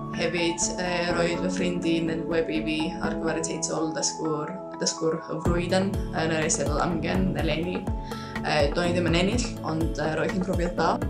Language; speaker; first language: Welsh; non-native, fluent; Estonian